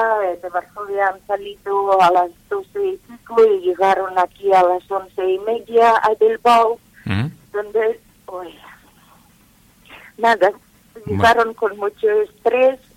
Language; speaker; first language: Spanish; non-native, fluent; Ukrainian